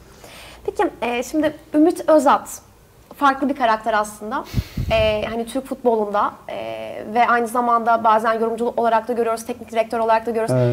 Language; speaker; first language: Turkish; native; Turkish